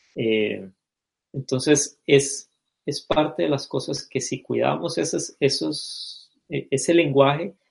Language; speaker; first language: Spanish; native; Spanish